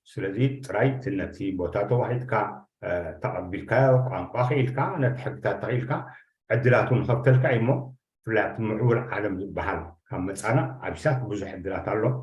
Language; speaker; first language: Tigrinya; native; Tigrinya